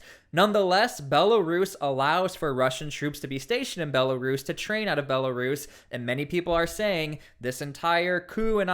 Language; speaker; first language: English; native; English